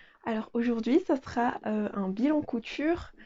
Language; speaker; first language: French; native; French